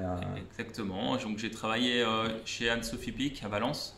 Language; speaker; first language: French; native; French